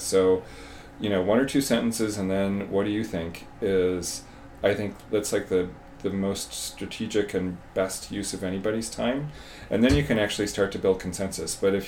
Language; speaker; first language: English; native; English